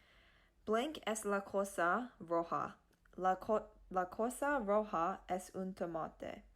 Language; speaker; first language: Spanish; non-native, learner; English